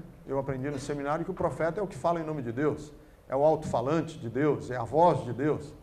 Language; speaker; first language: Portuguese; native; Portuguese